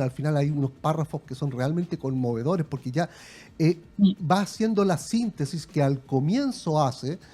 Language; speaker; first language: Spanish; native; Spanish